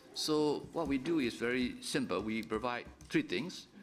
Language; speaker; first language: English; non-native, fluent; Burmese